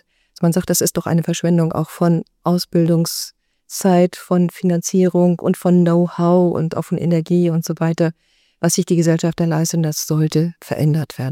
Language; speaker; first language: German; native; German